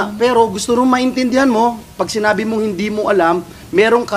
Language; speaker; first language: Filipino; native; Filipino